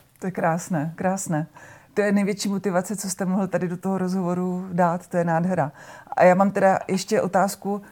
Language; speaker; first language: Czech; native; Czech